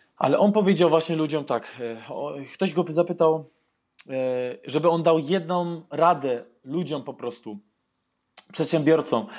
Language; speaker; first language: Polish; early bilingual, heritage; Polish